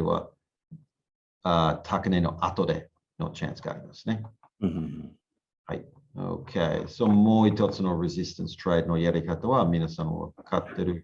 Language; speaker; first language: Japanese; non-native, learner; English